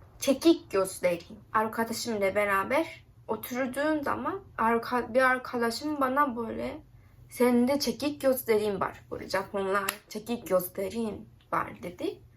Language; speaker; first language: Turkish; non-native, learner; Japanese